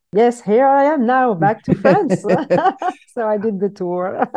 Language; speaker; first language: English; non-native, fluent; French